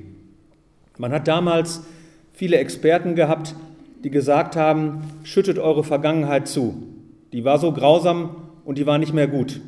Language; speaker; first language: German; native; German